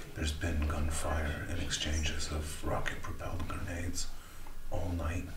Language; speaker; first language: English; native; English